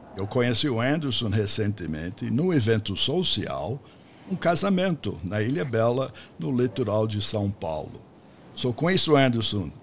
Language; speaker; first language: Portuguese; non-native, fluent; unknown